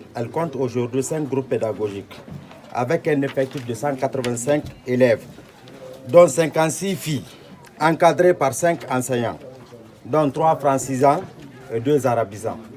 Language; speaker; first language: French; non-native, local second language; Fula